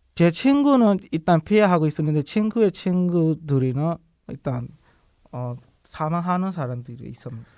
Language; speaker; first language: Korean; non-native, learner; Burmese